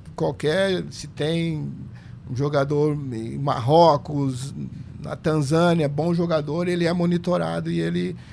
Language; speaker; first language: Portuguese; native; Portuguese